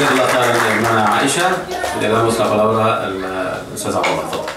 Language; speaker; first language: Spanish; non-native, fluent; Arabic